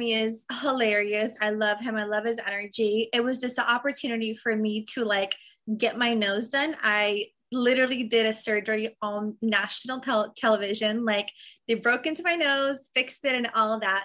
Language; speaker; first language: English; non-native, fluent; Serbian